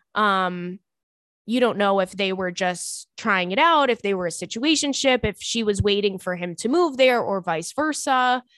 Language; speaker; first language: English; native; English